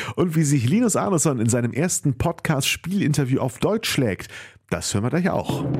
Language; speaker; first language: German; native; German